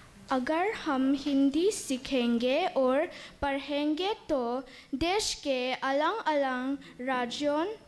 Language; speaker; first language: Hindi; non-native, local second language; Mizo